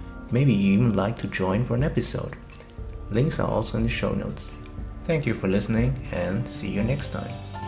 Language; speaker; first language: English; non-native, fluent; German